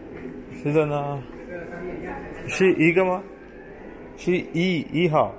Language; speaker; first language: Chinese; non-native, learner; English